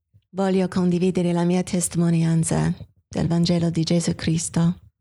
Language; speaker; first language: Italian; non-native, fluent; English